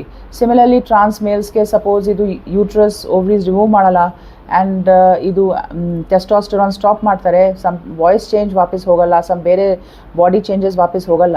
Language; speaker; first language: Kannada; non-native, learner; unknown